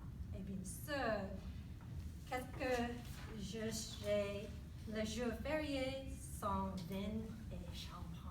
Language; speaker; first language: French; non-native, learner; English